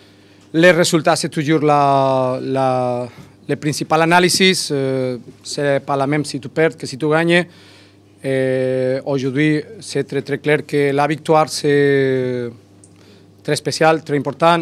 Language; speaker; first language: French; non-native, learner; Spanish